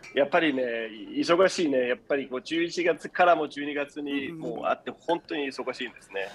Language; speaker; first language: Japanese; non-native, fluent; Danish